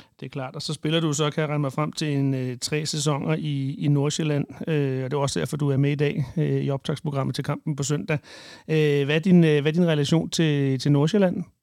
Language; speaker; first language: Danish; native; Danish